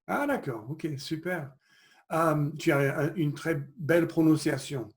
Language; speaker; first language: French; non-native, fluent; English